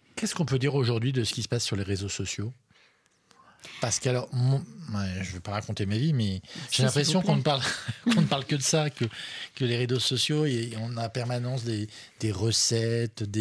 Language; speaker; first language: French; native; French